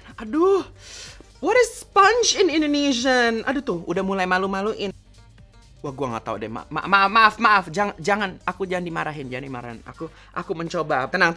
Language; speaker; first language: Indonesian; native; Indonesian